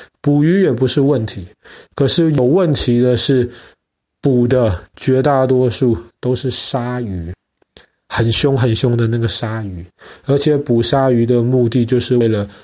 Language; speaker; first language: Chinese; native; Chinese